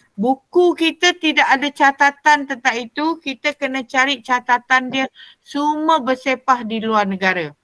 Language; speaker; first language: Malay; native; Malay